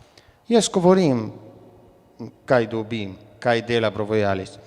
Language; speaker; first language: Slovenian; non-native, learner; Arabic